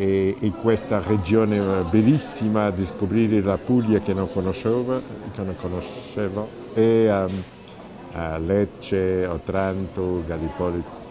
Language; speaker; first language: Italian; non-native, learner; Portuguese